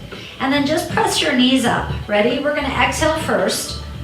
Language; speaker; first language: English; native; English